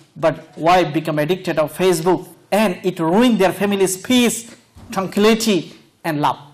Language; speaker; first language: English; non-native, local second language; Bangla